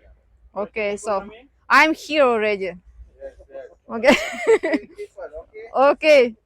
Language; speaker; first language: English; non-native, fluent; Russian